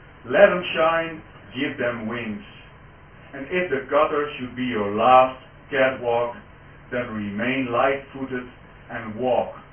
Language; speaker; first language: English; non-native, fluent; Dutch